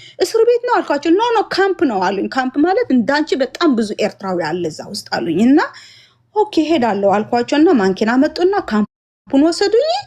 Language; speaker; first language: Amharic; non-native, fluent; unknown